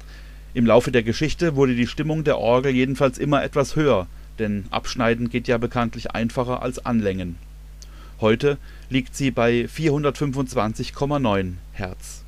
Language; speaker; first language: German; native; German